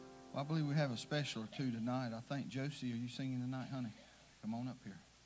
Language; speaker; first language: English; native; English